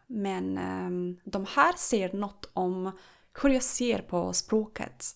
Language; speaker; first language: Swedish; non-native, fluent; Polish